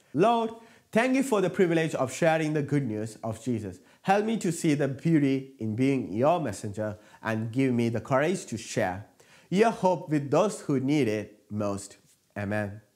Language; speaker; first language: English; non-native, local second language; Malayalam